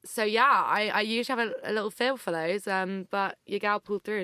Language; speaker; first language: English; native; English